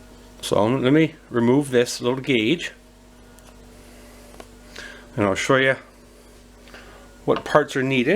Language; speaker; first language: English; native; English